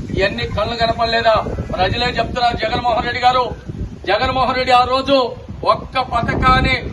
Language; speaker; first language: Telugu; native; Telugu